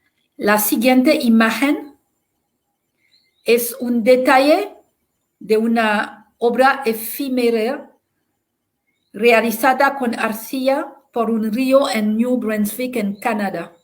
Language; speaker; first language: Spanish; non-native, fluent; French